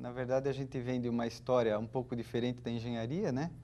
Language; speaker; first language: Portuguese; native; Portuguese